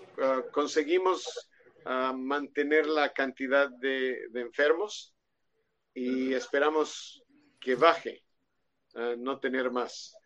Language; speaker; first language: Spanish; non-native, fluent; Hebrew